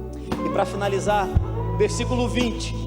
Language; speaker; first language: Portuguese; native; Portuguese